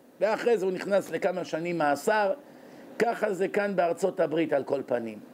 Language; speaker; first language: Hebrew; native; Hebrew